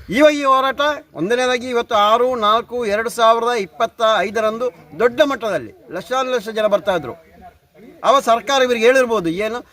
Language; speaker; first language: Kannada; native; Kannada